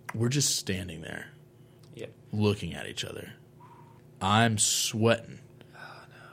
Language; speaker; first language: English; native; English